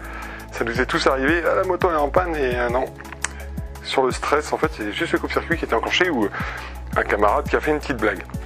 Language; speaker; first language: French; native; French